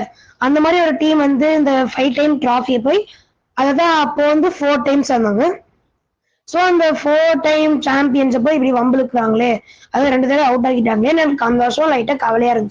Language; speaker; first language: Tamil; native; Tamil